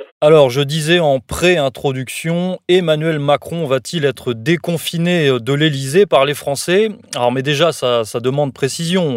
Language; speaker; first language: French; native; French